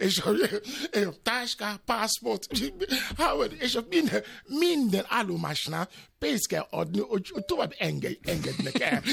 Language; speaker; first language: Hungarian; non-native, learner; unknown